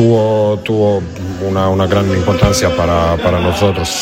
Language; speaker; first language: Spanish; non-native, learner; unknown